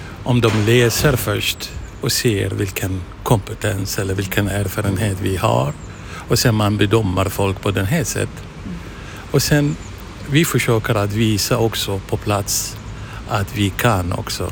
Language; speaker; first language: Swedish; non-native, fluent; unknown